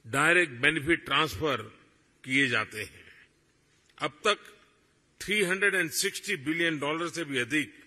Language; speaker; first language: Hindi; non-native, local second language; Gujarati